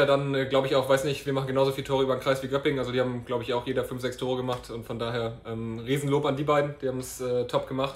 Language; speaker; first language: German; native; German